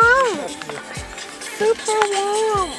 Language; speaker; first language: English; non-native, learner; Chinese